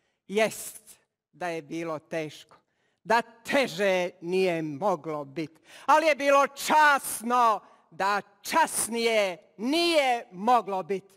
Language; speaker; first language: Bosnian; native; Bosnian